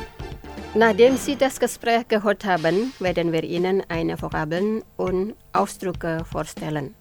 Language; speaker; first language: German; non-native, fluent; Indonesian